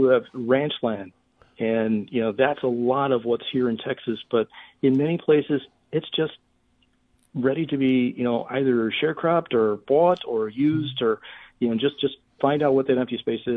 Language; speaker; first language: English; native; English